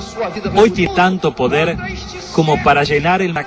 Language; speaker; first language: Spanish; native; Spanish